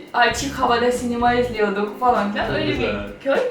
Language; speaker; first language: Turkish; non-native, fluent; Ukrainian